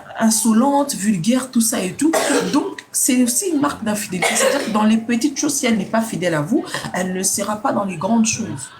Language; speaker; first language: French; non-native, local second language; Lingala